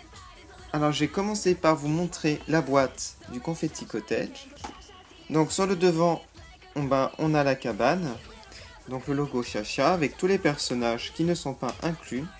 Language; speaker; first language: French; native; French